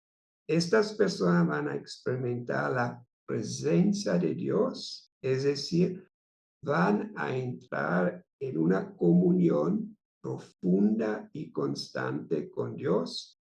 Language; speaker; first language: Spanish; non-native, fluent; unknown